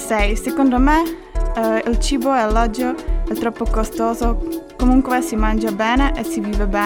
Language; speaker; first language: Italian; non-native, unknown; Czech